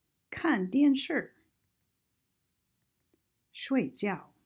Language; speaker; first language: Chinese; non-native, fluent; English